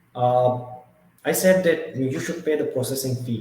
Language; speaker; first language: English; non-native, local second language; Pashto